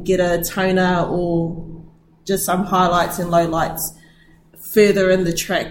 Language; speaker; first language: English; native; English